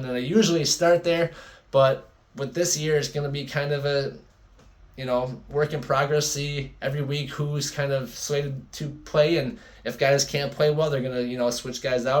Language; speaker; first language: English; native; English